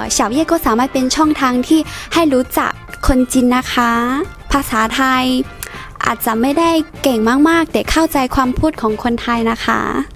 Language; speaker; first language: Thai; non-native, fluent; Chinese